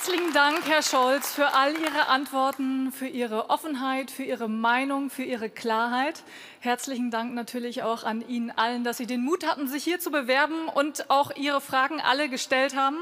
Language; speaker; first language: German; native; German